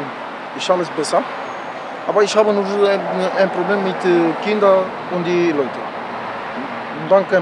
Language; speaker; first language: German; non-native, learner; Romanian